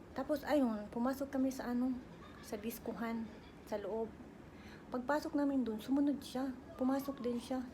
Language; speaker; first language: Filipino; non-native, local second language; Cebuano